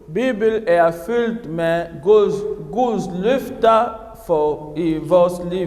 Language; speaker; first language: Danish; non-native, fluent; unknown